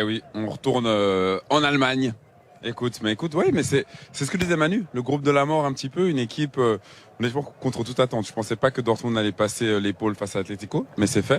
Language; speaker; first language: French; native; French